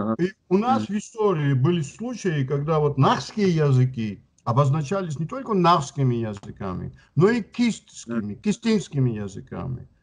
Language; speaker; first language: Russian; non-native, local second language; Georgian